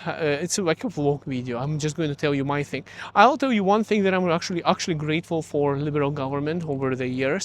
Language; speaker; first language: English; early bilingual, other home language; Russian